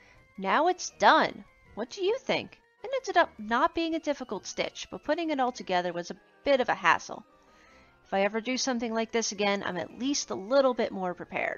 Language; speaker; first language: English; native; English